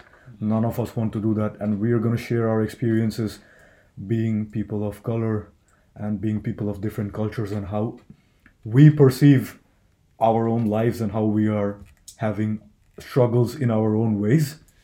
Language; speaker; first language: English; non-native, local second language; Hindi